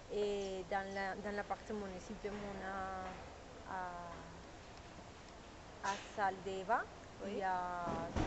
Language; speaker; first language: French; non-native, learner; Spanish